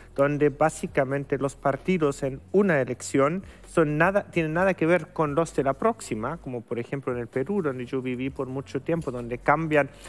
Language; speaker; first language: Spanish; non-native, fluent; German